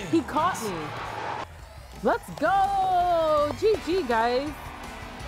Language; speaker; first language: English; native; English